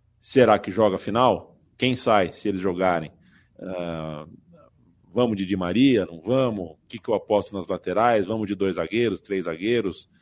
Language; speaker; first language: Portuguese; native; Portuguese